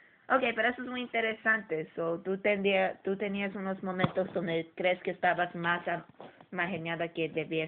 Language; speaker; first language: Spanish; early bilingual, heritage; English